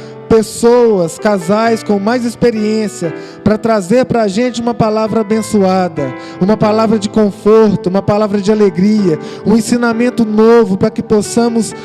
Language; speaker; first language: Portuguese; native; Portuguese